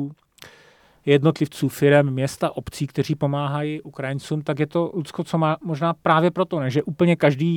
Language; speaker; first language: Czech; native; Czech